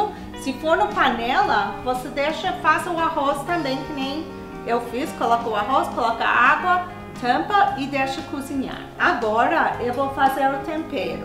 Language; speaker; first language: Portuguese; non-native, fluent; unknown